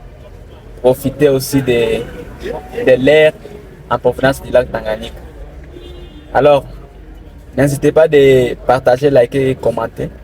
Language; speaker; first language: French; non-native, local second language; Rundi